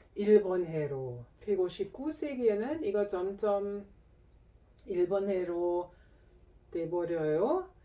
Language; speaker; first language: Korean; non-native, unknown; German